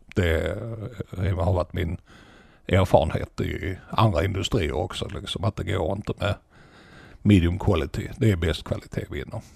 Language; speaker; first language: Swedish; native; Swedish